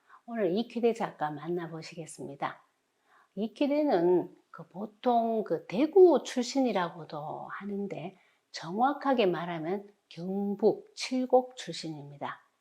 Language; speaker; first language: Korean; native; Korean